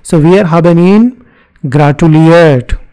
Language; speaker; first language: German; non-native, fluent; Hindi